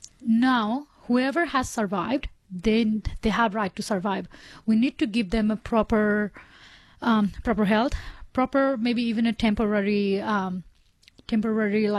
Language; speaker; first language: English; non-native, local second language; Nepali